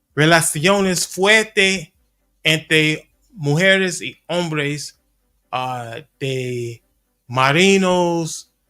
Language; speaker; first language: Spanish; non-native, learner; English